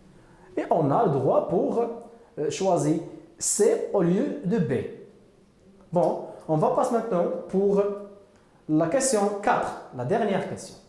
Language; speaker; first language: French; non-native, local second language; Arabic